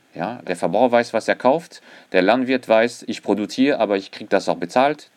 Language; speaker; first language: German; non-native, fluent; French